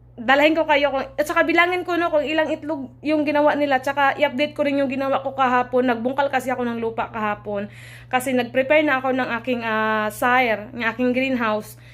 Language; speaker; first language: Filipino; non-native, local second language; Cebuano